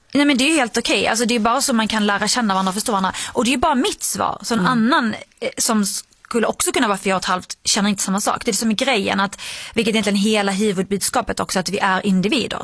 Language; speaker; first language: Swedish; early bilingual, other home language; Arabic